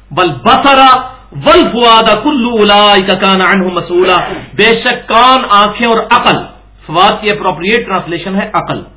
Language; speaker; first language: Urdu; non-native, local second language; Punjabi